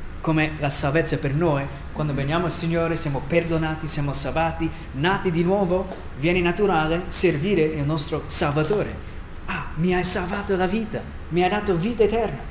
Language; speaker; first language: Italian; non-native, fluent; English